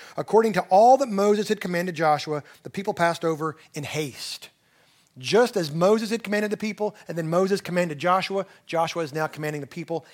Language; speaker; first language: English; native; English